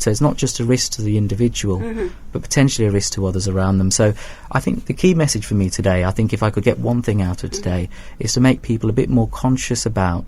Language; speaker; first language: English; native; English